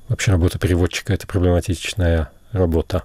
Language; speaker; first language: Russian; native; Russian